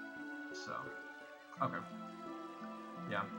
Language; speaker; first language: English; native; English